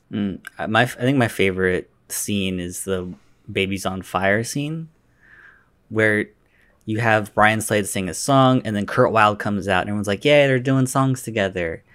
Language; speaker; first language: English; native; English